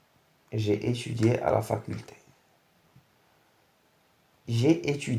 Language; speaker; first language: French; non-native, local second language; Arabic